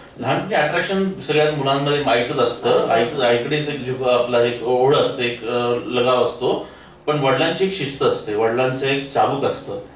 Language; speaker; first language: Marathi; native; Marathi